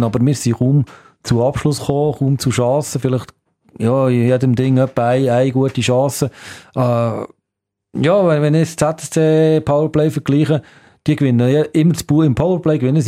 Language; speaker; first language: German; native; German